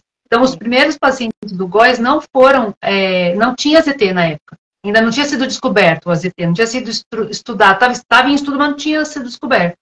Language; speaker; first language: Portuguese; native; Portuguese